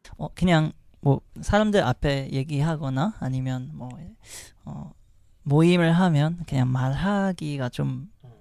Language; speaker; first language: Korean; non-native, fluent; Arabic